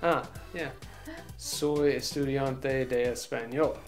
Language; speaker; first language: Spanish; non-native, learner; English